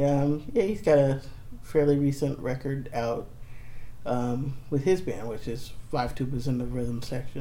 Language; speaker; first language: English; native; English